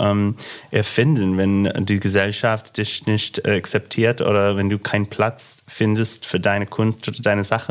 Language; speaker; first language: German; non-native, fluent; English